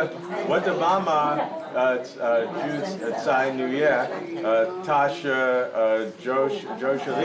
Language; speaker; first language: Chinese; non-native, learner; English